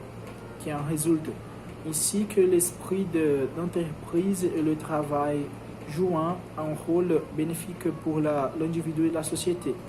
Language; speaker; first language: French; non-native, learner; Portuguese